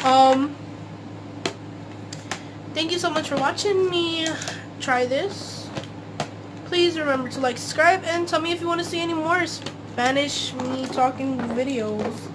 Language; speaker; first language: English; early bilingual, other home language; Spanish